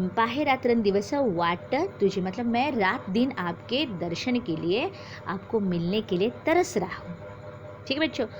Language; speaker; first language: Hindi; non-native, local second language; Marathi